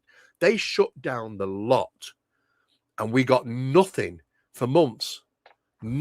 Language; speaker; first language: English; native; English